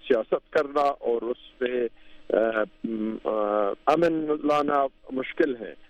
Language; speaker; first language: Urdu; non-native, fluent; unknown